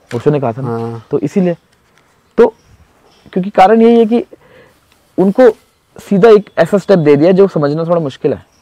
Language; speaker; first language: Hindi; native; Hindi